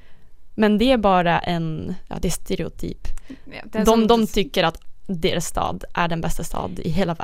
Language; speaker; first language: Swedish; non-native, learner; Dutch